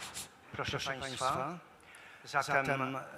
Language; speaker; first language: Polish; native; Polish